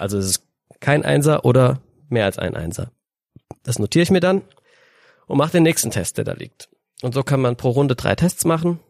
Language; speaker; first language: German; native; German